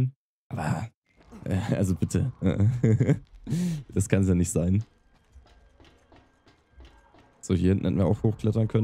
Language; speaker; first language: German; native; German